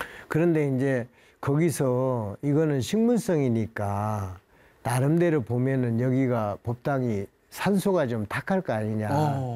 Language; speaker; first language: Korean; native; Korean